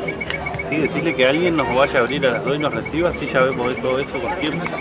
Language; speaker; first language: Spanish; native; Spanish